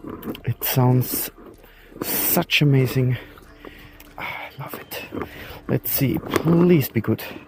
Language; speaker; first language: English; non-native, learner; German